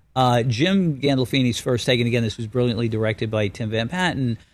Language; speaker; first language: English; native; English